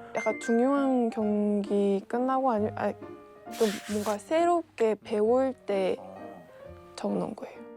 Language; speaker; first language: Korean; non-native, fluent; Mongolian